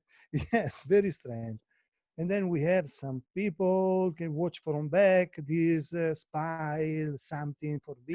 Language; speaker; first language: English; non-native, learner; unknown